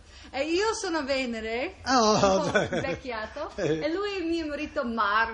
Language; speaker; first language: Italian; non-native, learner; English